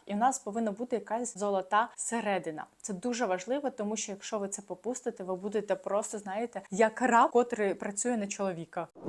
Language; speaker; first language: Ukrainian; native; Ukrainian